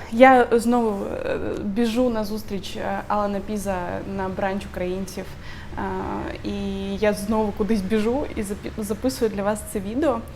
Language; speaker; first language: Ukrainian; non-native, local second language; Russian